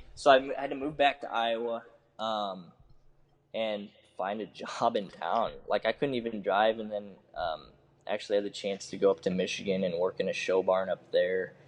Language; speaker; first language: English; native; English